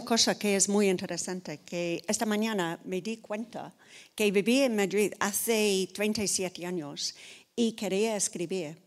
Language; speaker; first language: Spanish; non-native, fluent; English